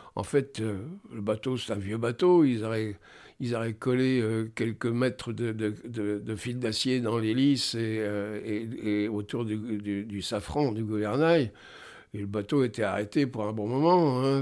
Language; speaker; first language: French; native; French